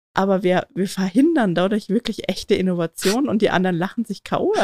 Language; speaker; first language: German; native; German